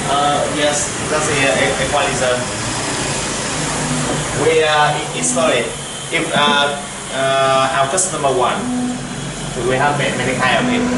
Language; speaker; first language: English; non-native, learner; Vietnamese